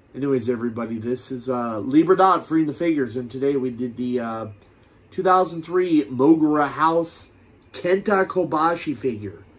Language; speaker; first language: English; native; English